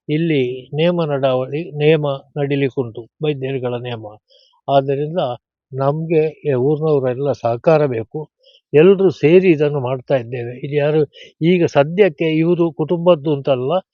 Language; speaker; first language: Kannada; non-native, local second language; Tulu